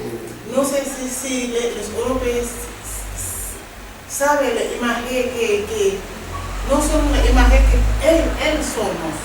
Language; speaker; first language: Spanish; non-native, learner; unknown